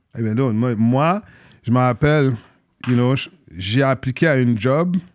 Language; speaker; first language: French; native; French